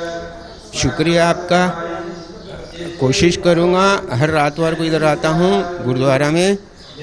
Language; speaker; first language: Hindi; non-native, local second language; Sindhi